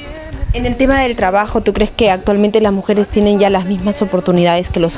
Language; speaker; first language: Spanish; native; Spanish